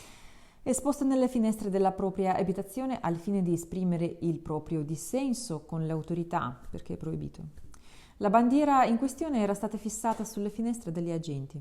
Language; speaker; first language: Italian; non-native, fluent; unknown